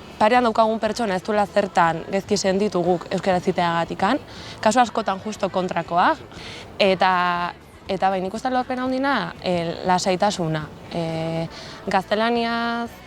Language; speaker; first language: Basque; native; Basque